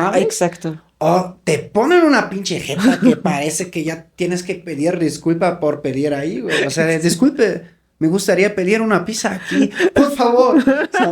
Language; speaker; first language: Spanish; native; Spanish